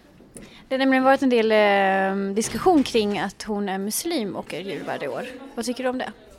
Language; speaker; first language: Swedish; native; Swedish